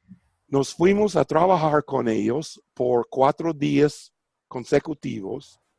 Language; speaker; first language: Spanish; non-native, fluent; English